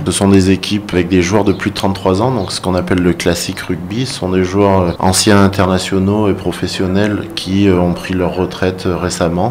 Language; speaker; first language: French; native; French